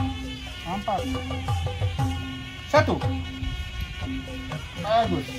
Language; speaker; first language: Indonesian; non-native, learner; Dutch